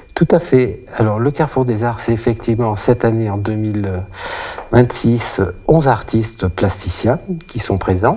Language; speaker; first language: French; native; French